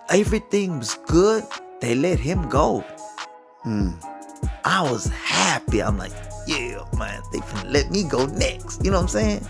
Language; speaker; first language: English; early bilingual, other home language; Spanish